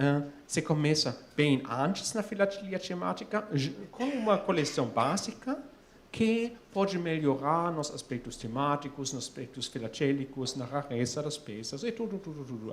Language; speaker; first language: Portuguese; non-native, fluent; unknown